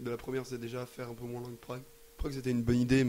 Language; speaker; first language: French; native; French